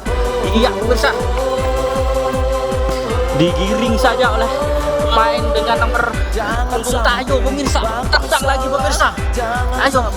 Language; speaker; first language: Indonesian; native; Indonesian